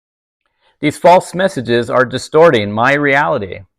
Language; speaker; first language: English; native; English